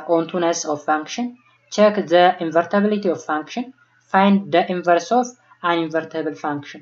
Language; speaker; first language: English; non-native, local second language; Amharic